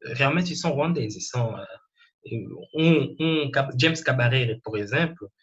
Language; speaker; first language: Portuguese; non-native, fluent; French